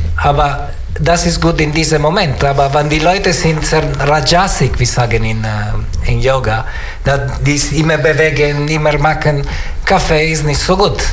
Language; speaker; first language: German; non-native, learner; Italian